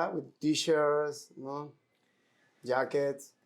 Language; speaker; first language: English; non-native, learner; Spanish